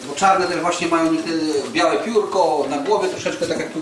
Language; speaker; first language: Polish; native; Polish